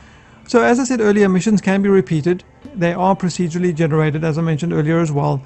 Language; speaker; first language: English; native; English